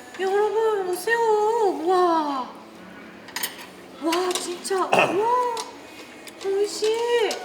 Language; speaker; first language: Korean; non-native, learner; Japanese